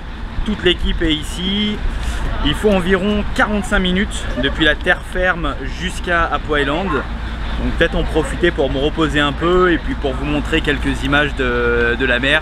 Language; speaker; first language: French; native; French